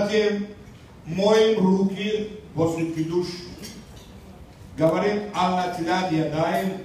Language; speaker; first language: Russian; non-native, local second language; Tajik